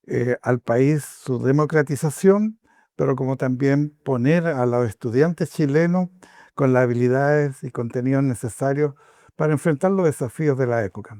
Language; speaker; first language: Spanish; native; Spanish